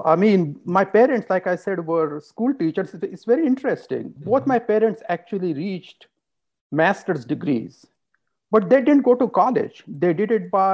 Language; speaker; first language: English; non-native, local second language; Hindi